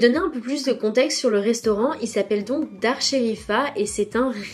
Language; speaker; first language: French; native; French